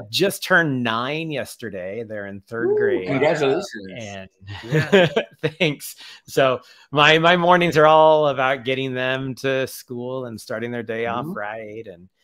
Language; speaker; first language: English; native; English